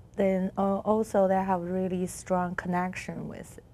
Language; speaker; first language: English; non-native, learner; Chinese